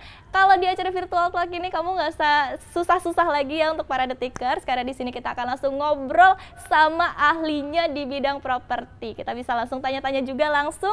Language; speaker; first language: Indonesian; native; Indonesian